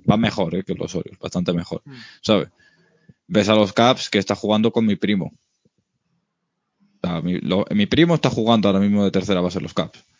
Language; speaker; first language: Spanish; native; Spanish